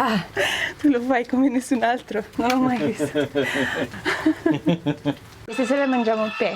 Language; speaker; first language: Italian; non-native, fluent; English